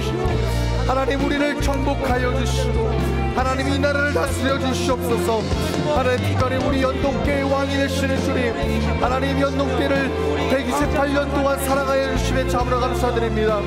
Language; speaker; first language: Korean; native; Korean